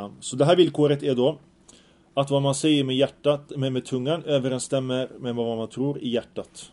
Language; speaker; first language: Swedish; early bilingual, other home language; Arabic